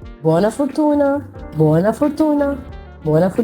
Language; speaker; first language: Italian; non-native, learner; Arabic